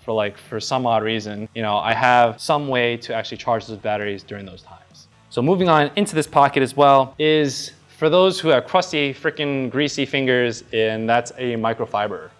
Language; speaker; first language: English; native; English